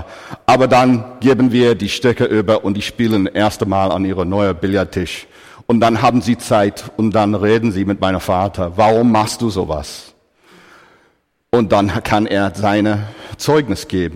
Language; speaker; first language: German; non-native, fluent; English